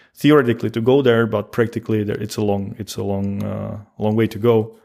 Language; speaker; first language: English; non-native, fluent; Czech